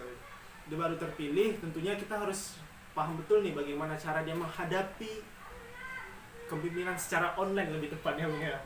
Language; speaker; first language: Indonesian; native; Indonesian